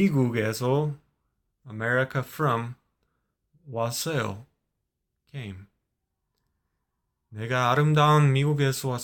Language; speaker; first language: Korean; non-native, fluent; English